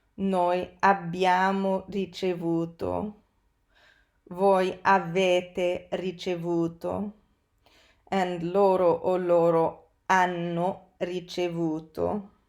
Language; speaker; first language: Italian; non-native, fluent; English